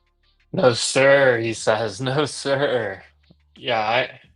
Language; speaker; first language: English; native; English